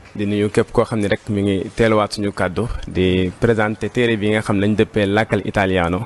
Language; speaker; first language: Wolof; early bilingual, heritage; Wolof